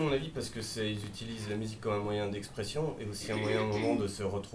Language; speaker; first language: French; native; French